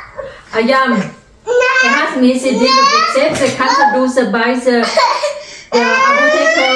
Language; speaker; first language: German; non-native, learner; Vietnamese